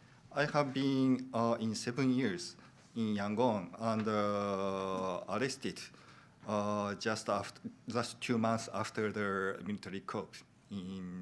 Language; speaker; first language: English; non-native, learner; Japanese